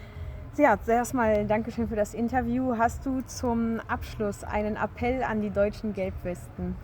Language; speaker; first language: German; native; German